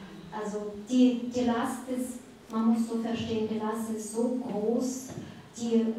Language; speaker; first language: German; non-native, fluent; Russian